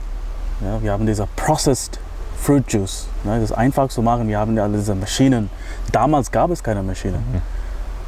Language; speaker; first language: German; non-native, fluent; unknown